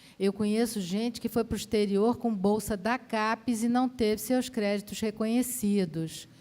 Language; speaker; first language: Portuguese; native; Portuguese